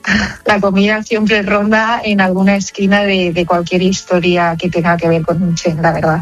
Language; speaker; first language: Spanish; native; Spanish